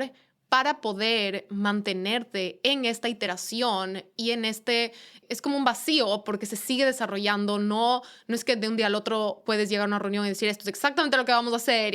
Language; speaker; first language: Spanish; native; Spanish